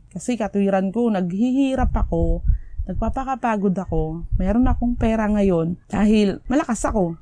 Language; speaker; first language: Filipino; native; Filipino